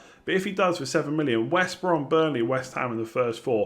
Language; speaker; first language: English; native; English